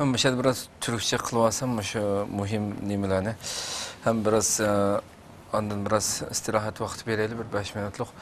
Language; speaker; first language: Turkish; non-native, fluent; Uyghur